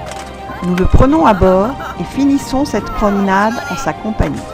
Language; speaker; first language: French; native; French